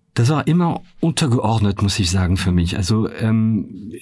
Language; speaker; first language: German; non-native, fluent; French